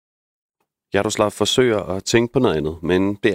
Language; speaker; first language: Danish; native; Danish